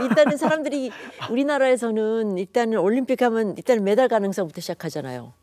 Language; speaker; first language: Korean; native; Korean